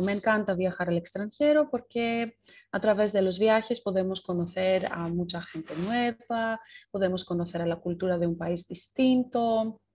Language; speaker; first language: Spanish; non-native, fluent; Greek